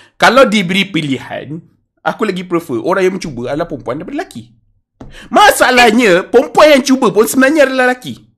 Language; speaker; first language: Malay; native; Malay